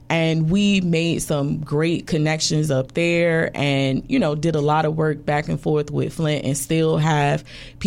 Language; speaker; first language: English; native; English